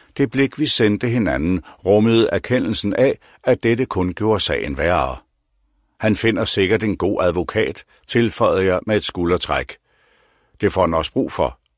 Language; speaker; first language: Danish; native; Danish